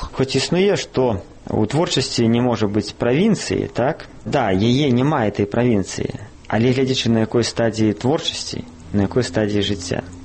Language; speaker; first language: Belarusian; native; Belarusian